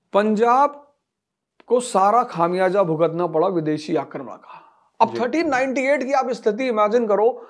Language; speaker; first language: Hindi; native; Hindi